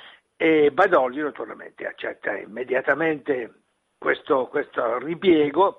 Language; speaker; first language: Italian; native; Italian